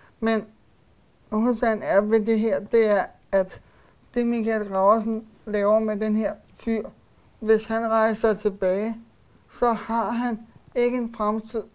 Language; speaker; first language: Danish; early bilingual, other home language; Bosnian